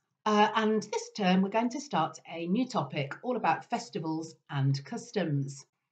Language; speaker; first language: English; native; English